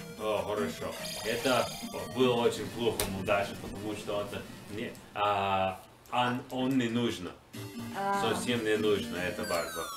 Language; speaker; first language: Russian; non-native, learner; English